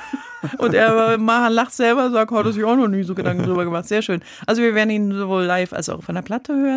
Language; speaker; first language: German; native; German